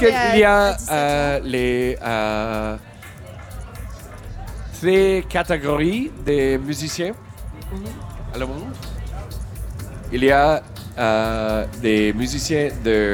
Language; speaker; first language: French; non-native, learner; English